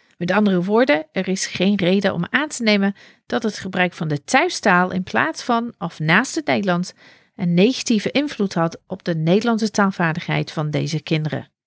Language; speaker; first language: Dutch; non-native, fluent; English